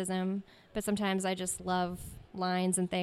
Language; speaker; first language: English; native; English